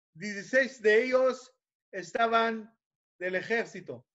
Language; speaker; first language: Spanish; non-native, fluent; Hebrew